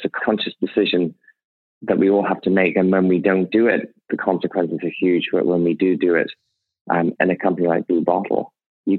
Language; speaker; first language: English; native; English